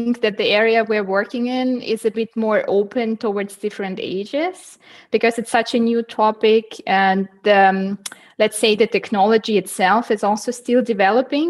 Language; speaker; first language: English; non-native, fluent; Uzbek